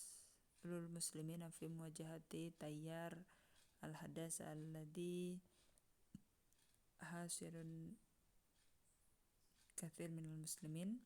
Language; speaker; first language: Arabic; non-native, fluent; Indonesian